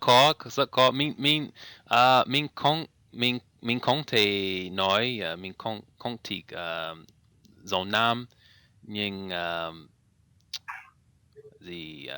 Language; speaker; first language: Vietnamese; non-native, learner; English